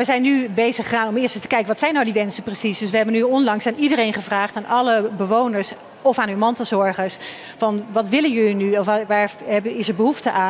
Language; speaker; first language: Dutch; native; Dutch